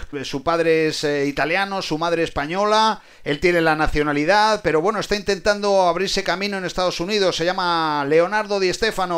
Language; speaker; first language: Spanish; native; Spanish